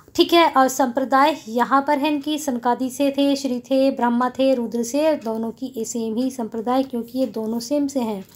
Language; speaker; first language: Hindi; native; Hindi